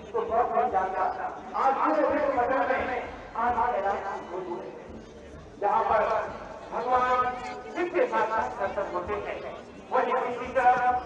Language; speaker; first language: Hindi; native; Hindi